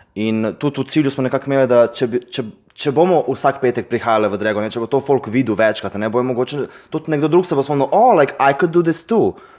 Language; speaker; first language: Slovenian; non-native, fluent; Serbian